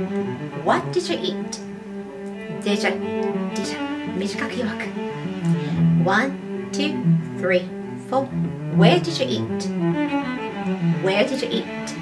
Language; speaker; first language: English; non-native, fluent; Japanese